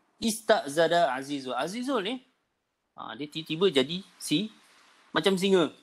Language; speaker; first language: Malay; native; Malay